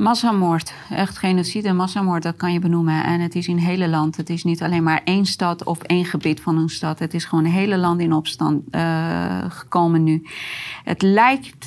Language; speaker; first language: Dutch; non-native, fluent; Persian